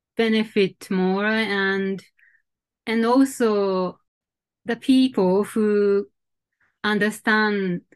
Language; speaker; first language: English; non-native, fluent; Japanese